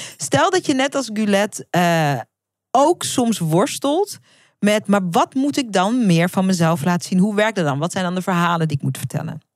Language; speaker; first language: Dutch; native; Dutch